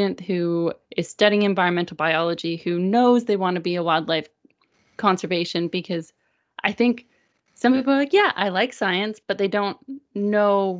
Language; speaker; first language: English; native; English